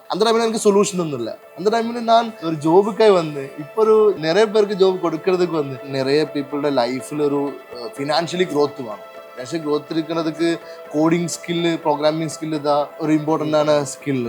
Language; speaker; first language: Tamil; non-native, learner; Malayalam